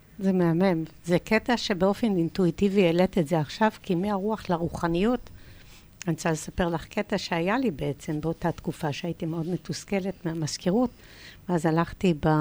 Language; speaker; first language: Hebrew; early bilingual, other home language; English